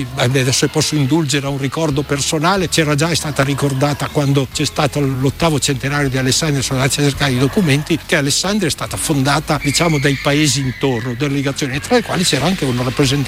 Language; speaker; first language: Italian; native; Italian